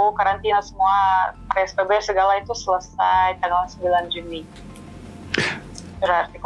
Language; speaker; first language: Indonesian; non-native, fluent; Russian